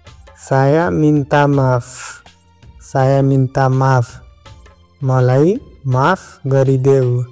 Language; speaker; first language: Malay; non-native, learner; Nepali